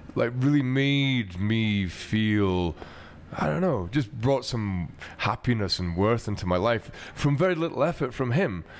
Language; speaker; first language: English; native; English